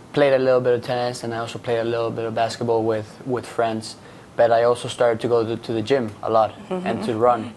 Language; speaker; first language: English; non-native, fluent; Spanish